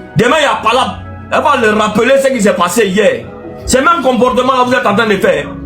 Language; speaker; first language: French; non-native, local second language; Arabic